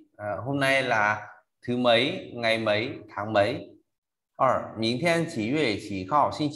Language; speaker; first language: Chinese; non-native, fluent; Vietnamese